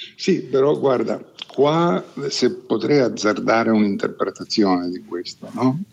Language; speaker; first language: Italian; non-native, fluent; Slovenian